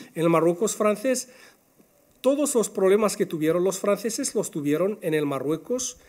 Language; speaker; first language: Spanish; non-native, fluent; Arabic